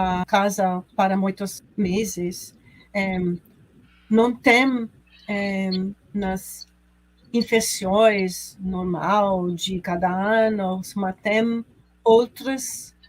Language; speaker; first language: Portuguese; non-native, learner; English